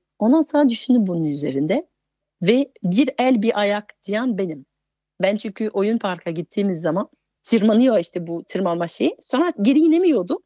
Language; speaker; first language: Turkish; non-native, fluent; French